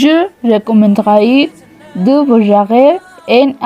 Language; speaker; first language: French; non-native, learner; Spanish